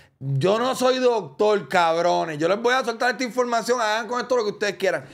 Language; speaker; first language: Spanish; native; Spanish